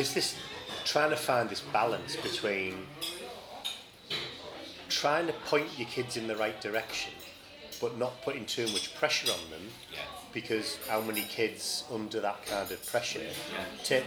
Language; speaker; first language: English; native; English